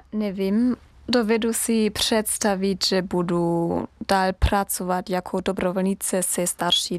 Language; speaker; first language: Czech; non-native, learner; German